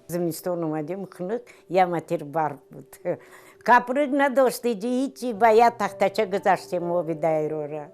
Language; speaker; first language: Tajik; non-native, fluent; Russian